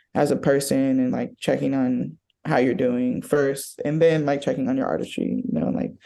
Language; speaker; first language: English; native; English